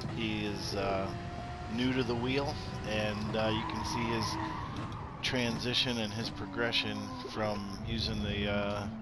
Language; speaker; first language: English; native; English